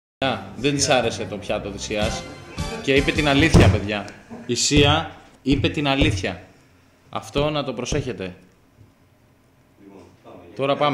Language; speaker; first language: Greek; native; Greek